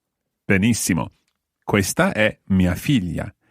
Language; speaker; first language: Italian; non-native, fluent; English